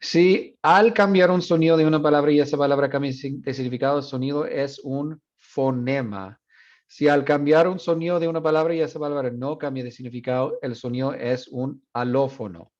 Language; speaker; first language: Spanish; non-native, fluent; English